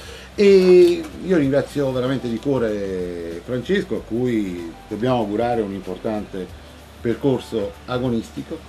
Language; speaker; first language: Italian; native; Italian